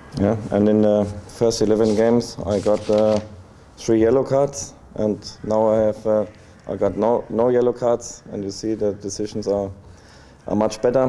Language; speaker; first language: English; non-native, learner; German